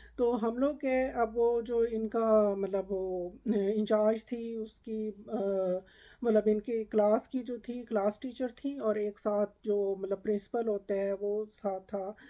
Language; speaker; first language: Urdu; native; Urdu